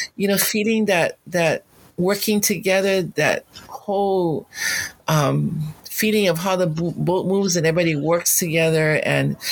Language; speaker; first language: English; native; English